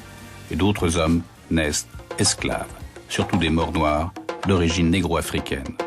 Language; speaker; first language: French; native; French